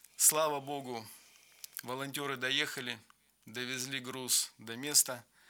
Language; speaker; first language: Russian; native; Russian